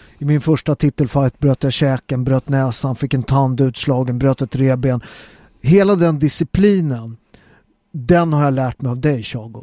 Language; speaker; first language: Swedish; native; Swedish